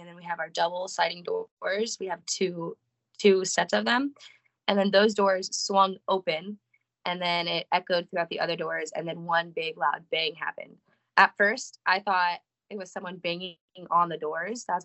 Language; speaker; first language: English; native; English